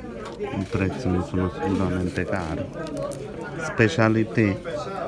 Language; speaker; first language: Italian; native; Italian